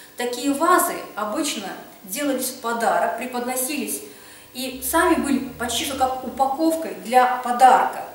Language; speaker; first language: Russian; native; Russian